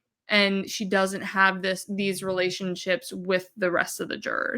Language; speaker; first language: English; native; English